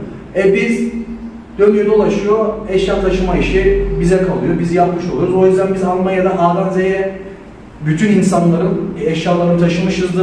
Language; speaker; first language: Turkish; native; Turkish